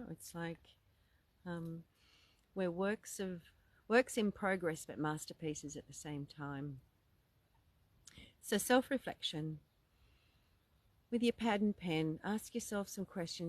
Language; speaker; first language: English; native; English